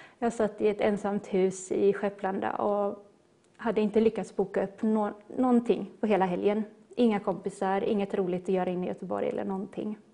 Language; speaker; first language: Swedish; native; Swedish